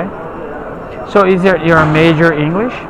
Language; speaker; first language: English; non-native, fluent; Portuguese